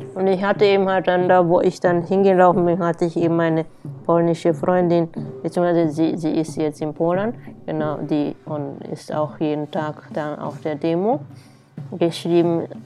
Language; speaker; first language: German; non-native, fluent; Japanese